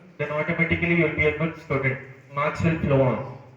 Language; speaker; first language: English; non-native, local second language; Telugu